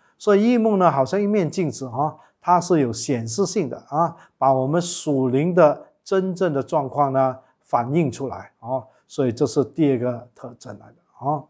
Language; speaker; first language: Chinese; native; Chinese